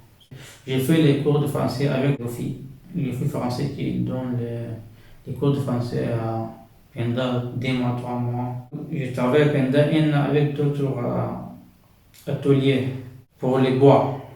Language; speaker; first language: French; non-native, fluent; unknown